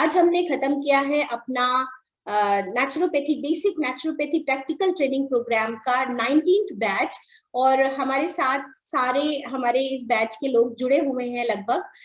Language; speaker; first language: Hindi; native; Hindi